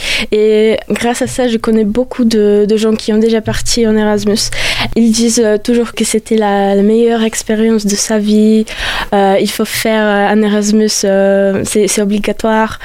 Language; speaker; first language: French; non-native, fluent; Polish